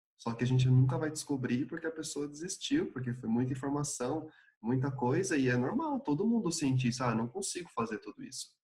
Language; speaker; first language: Portuguese; native; Portuguese